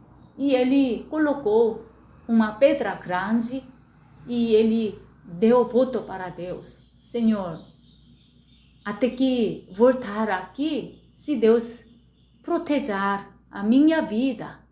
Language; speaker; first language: Portuguese; non-native, learner; Korean